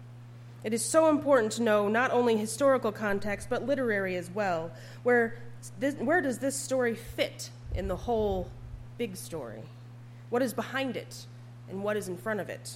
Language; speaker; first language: English; native; English